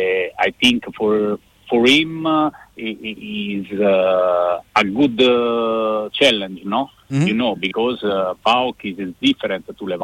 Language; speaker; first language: English; non-native, learner; Italian